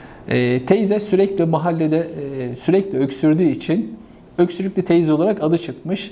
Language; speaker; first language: Turkish; native; Turkish